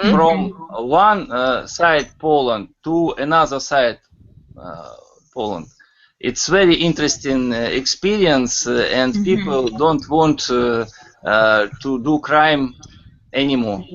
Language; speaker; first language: English; non-native, learner; Russian